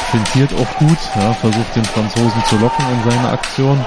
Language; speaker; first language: German; native; German